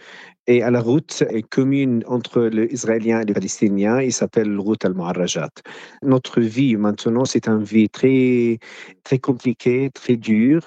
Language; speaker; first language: French; non-native, learner; Arabic